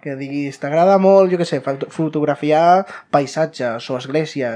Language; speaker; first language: Catalan; non-native, local second language; Spanish